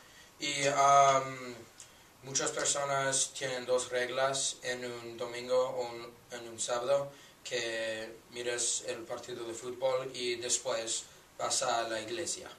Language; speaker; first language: Spanish; non-native, learner; English